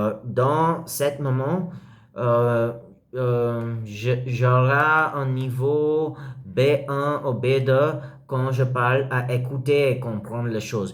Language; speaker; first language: French; non-native, learner; English